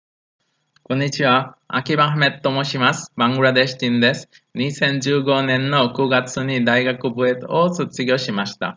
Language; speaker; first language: Japanese; non-native, learner; Bangla